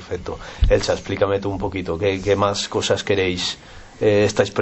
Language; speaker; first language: Spanish; native; Spanish